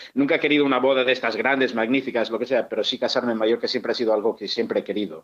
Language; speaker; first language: Spanish; native; Spanish